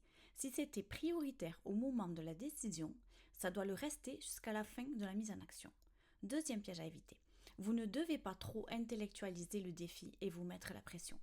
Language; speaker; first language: French; native; French